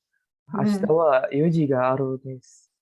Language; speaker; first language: Japanese; non-native, learner; Indonesian